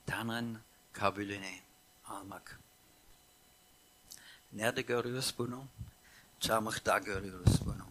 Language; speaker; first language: Turkish; non-native, fluent; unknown